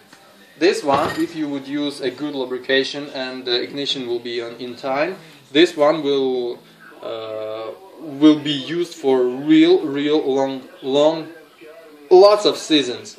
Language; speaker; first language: English; non-native, fluent; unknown